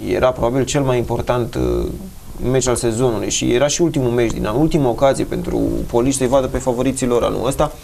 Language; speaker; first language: Romanian; native; Romanian